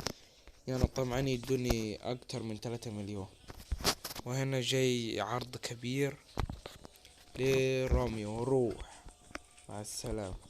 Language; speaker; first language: Arabic; native; Arabic